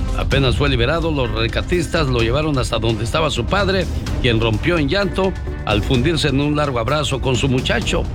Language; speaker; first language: Spanish; native; Spanish